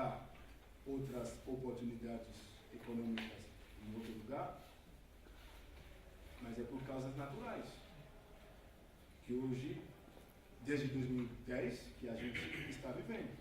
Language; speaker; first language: Portuguese; non-native, local second language; Haitian Creole